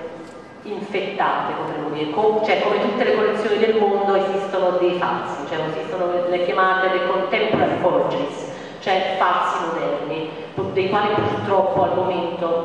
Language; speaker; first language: Italian; native; Italian